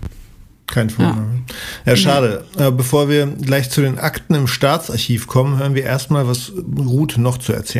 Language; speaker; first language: German; native; German